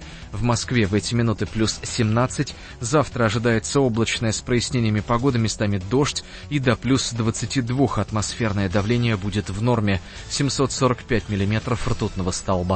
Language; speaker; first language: Russian; native; Russian